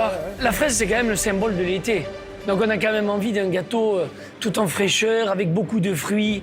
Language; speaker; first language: French; native; French